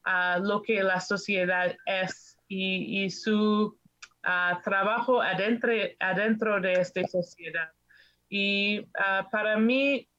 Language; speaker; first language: Spanish; non-native, fluent; English